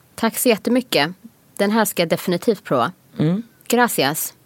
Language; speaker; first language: Swedish; native; Swedish